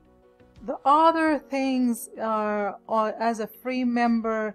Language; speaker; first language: English; native; English